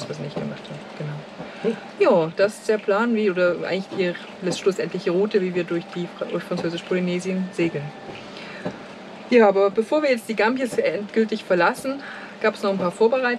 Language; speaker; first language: German; native; German